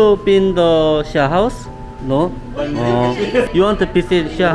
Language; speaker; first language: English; non-native, learner; Korean